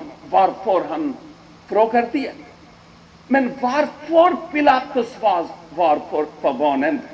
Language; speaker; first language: Swedish; non-native, fluent; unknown